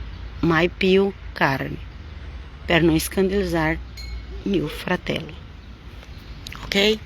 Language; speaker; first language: Italian; non-native, fluent; Portuguese